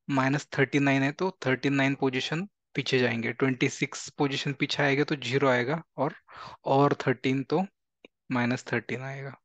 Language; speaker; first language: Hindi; non-native, local second language; Marathi